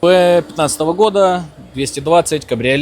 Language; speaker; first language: Russian; native; Russian